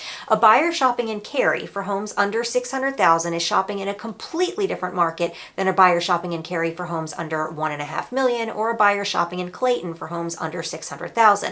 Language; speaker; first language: English; native; English